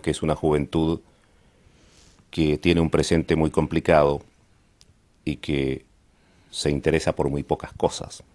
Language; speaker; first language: Spanish; native; Spanish